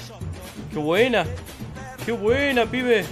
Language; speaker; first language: Spanish; native; Spanish